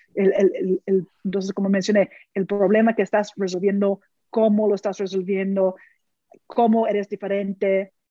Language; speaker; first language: Spanish; non-native, fluent; English